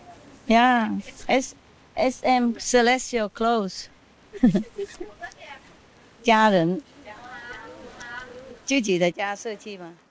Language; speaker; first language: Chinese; non-native, fluent; Vietnamese